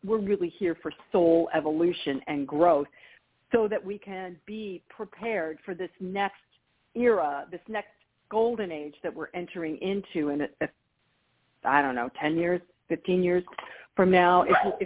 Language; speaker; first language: English; native; English